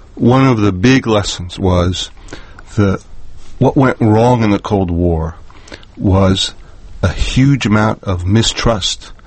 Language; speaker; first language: English; native; English